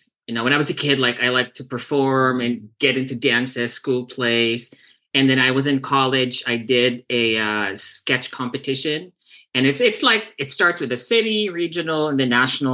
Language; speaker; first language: English; non-native, local second language; Cebuano